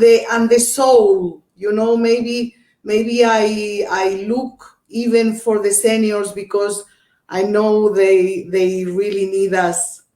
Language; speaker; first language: English; non-native, learner; Portuguese